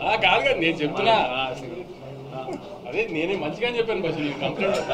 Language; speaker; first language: Telugu; native; Telugu